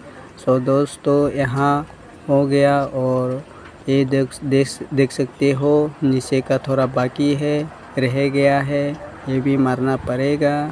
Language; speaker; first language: Hindi; non-native, local second language; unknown